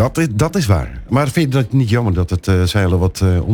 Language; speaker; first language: Dutch; native; Dutch